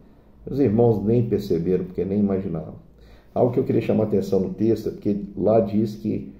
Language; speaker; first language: Portuguese; native; Portuguese